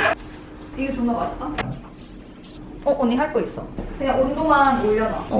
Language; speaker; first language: Korean; native; Korean